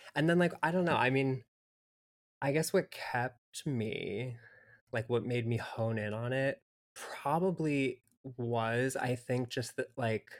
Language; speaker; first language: English; native; English